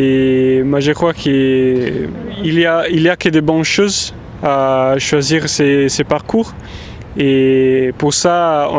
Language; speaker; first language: French; non-native, fluent; Italian